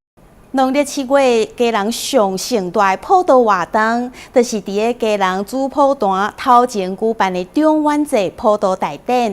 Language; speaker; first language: Chinese; native; Chinese